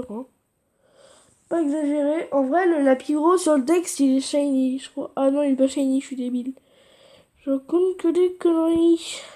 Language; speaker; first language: French; native; French